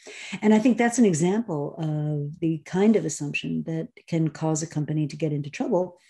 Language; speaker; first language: English; native; English